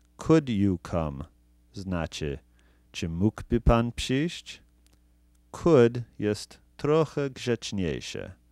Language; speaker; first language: Polish; non-native, fluent; English